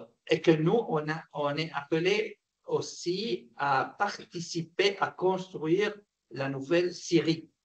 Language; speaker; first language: French; non-native, fluent; Arabic